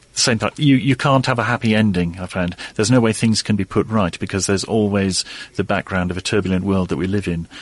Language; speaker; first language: English; native; English